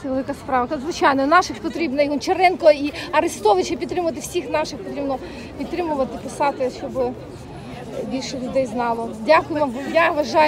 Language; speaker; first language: Ukrainian; native; Ukrainian